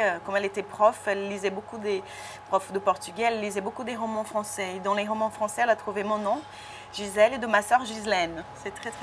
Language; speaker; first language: French; non-native, fluent; Portuguese